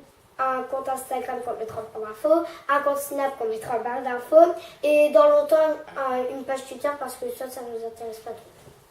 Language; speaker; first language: French; native; French